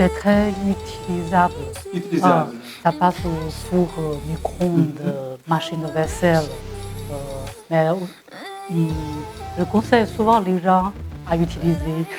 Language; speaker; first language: French; non-native, fluent; Chinese